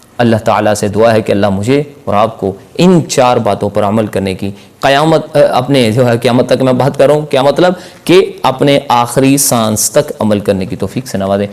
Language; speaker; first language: Urdu; non-native, local second language; Punjabi